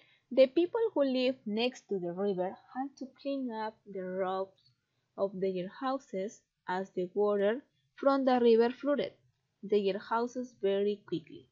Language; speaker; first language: English; non-native, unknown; Spanish